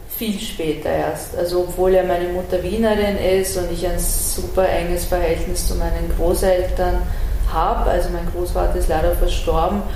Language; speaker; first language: German; early bilingual, other home language; Persian